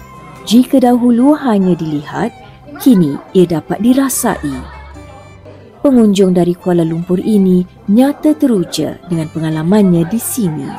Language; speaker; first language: Malay; native; Malay